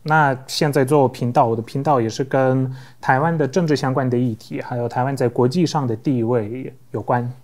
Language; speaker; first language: Chinese; non-native, fluent; Polish